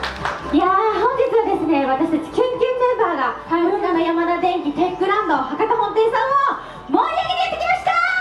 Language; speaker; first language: Japanese; native; Japanese